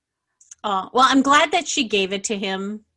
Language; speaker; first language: English; native; English